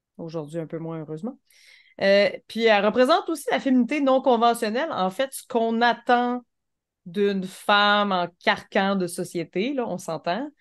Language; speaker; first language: French; native; French